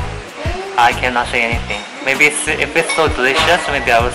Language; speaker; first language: English; non-native, fluent; Korean